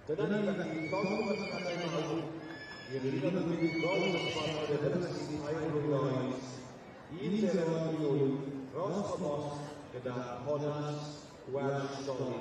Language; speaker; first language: Welsh; native; Welsh